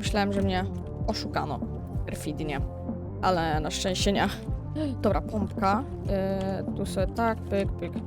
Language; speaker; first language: Polish; native; Polish